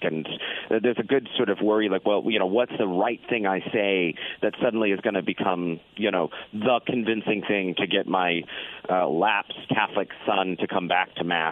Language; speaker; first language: English; native; English